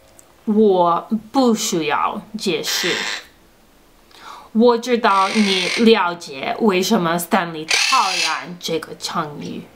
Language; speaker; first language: Chinese; non-native, learner; English